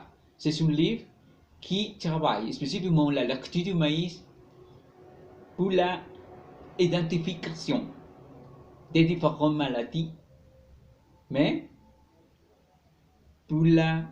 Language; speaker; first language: French; non-native, learner; Spanish